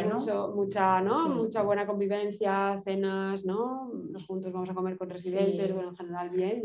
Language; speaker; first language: Spanish; native; Spanish